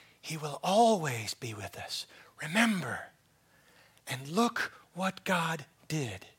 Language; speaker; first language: English; native; English